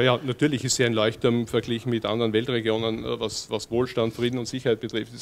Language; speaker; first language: German; native; German